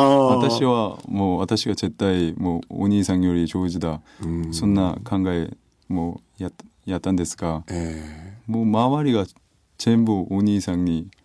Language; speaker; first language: Japanese; non-native, learner; Korean